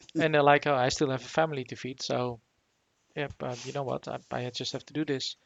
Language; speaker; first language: English; non-native, fluent; Dutch